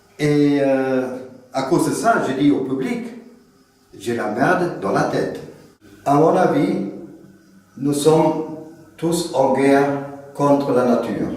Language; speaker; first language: French; non-native, fluent; German